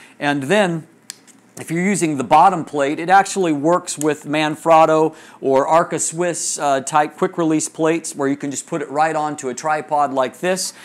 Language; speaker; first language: English; native; English